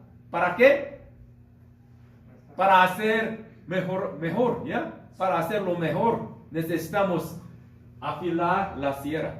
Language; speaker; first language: Spanish; non-native, learner; Korean